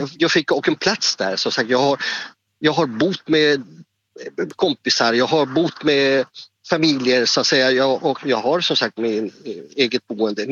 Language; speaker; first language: Swedish; non-native, fluent; Spanish